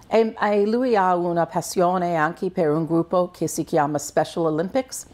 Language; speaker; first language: Italian; non-native, fluent; English